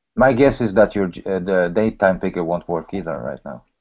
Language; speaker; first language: English; early bilingual, other home language; Polish